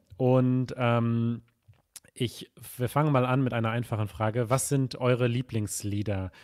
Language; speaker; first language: German; native; German